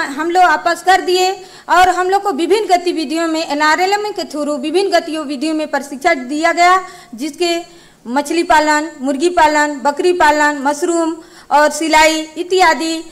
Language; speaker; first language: Hindi; native; Hindi